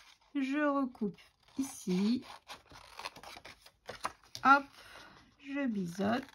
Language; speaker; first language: French; native; French